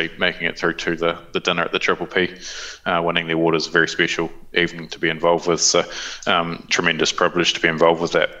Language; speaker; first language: English; native; English